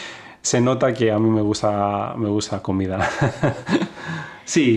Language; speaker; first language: Spanish; non-native, fluent; Greek